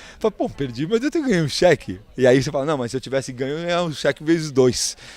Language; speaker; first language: Portuguese; early bilingual, other home language; Spanish